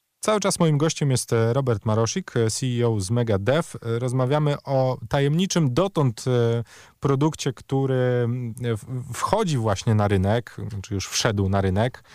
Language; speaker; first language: Polish; native; Polish